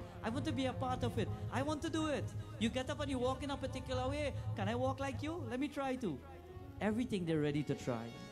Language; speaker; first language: English; native; English